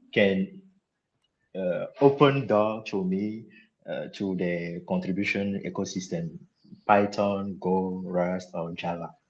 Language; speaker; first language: English; non-native, local second language; French